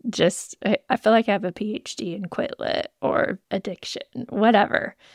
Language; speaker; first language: English; native; English